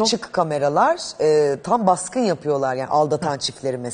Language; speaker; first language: Turkish; native; Turkish